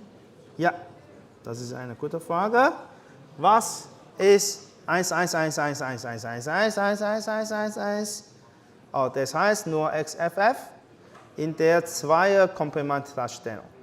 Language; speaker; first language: German; non-native, learner; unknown